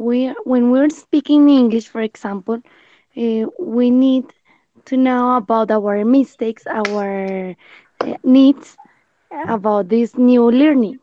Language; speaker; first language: English; non-native, learner; Spanish